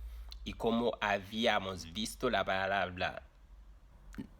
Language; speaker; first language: Spanish; non-native, fluent; Haitian Creole